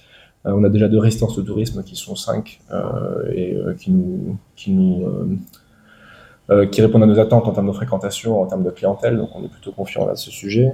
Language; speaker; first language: French; native; French